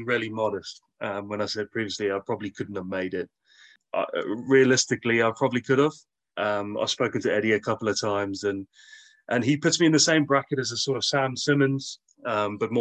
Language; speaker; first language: English; native; English